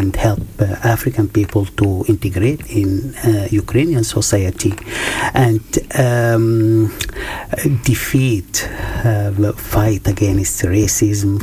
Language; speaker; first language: English; non-native, fluent; Arabic